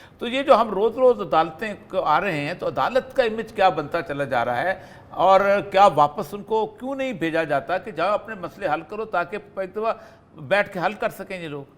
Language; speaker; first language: Urdu; non-native, local second language; Punjabi